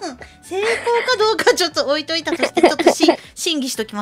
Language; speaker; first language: Japanese; native; Japanese